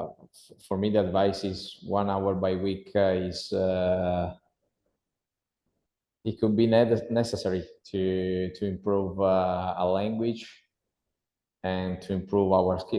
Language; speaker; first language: English; non-native, learner; Italian